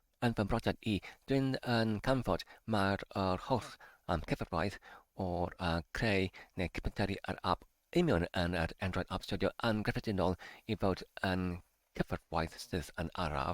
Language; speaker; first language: Welsh; non-native, learner; English